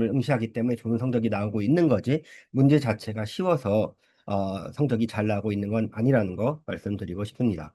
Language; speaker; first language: Korean; early bilingual, heritage; Korean